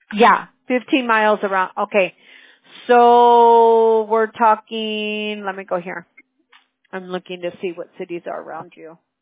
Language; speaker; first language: English; early bilingual, other home language; Spanish